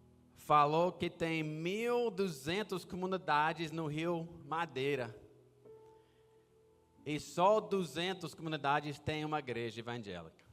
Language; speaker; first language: Portuguese; non-native, fluent; English